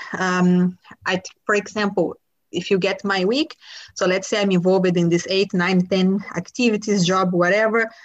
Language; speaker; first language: English; non-native, fluent; Portuguese